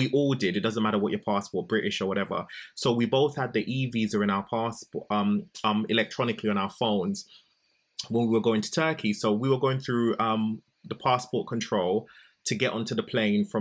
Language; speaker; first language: English; native; English